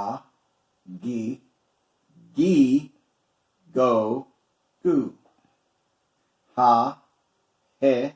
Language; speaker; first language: Filipino; non-native, learner; English